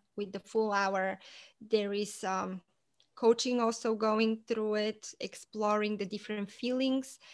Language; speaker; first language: English; non-native, fluent; Portuguese